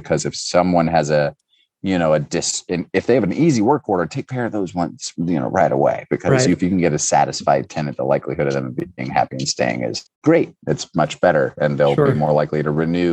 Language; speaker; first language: English; native; English